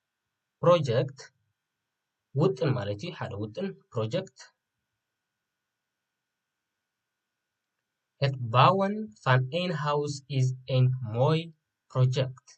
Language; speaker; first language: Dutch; non-native, fluent; Tigrinya